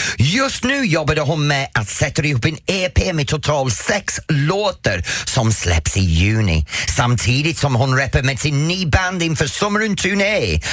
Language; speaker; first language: Swedish; non-native, fluent; English